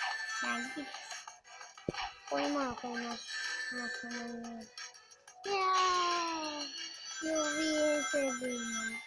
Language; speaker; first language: Turkish; native; Turkish